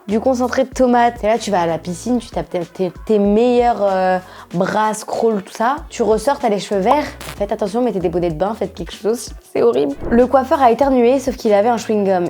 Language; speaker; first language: French; native; French